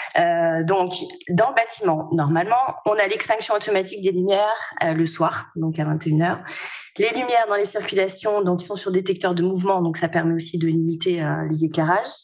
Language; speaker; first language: French; native; French